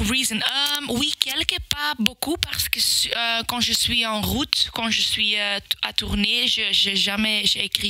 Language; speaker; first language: French; non-native, local second language; Dutch